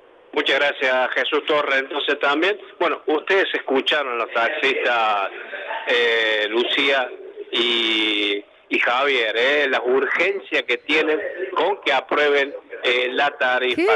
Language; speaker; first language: Spanish; native; Spanish